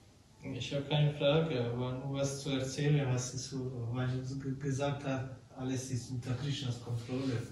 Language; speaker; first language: German; non-native, learner; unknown